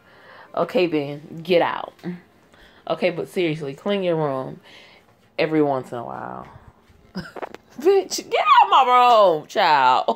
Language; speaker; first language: English; native; English